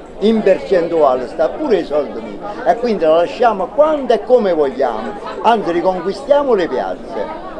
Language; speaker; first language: Italian; native; Italian